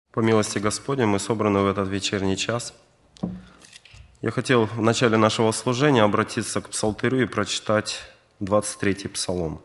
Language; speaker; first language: Russian; native; Russian